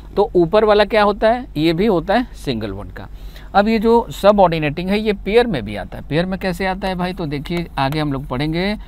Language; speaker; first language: Hindi; native; Hindi